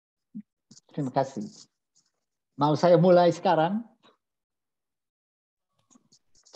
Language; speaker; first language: Indonesian; non-native, fluent; English